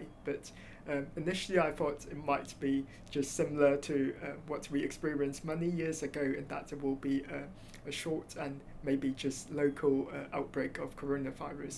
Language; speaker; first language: English; non-native, local second language; Cantonese